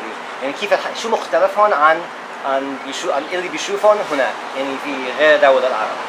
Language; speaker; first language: Arabic; non-native, learner; English